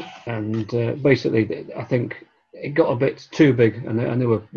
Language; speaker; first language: English; native; English